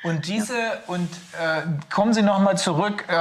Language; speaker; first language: German; native; German